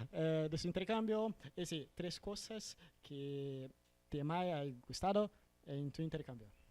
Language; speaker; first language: Spanish; non-native, learner; Portuguese